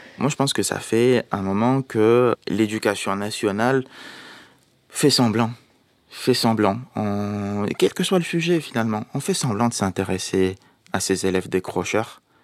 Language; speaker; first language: French; non-native, local second language; Arabic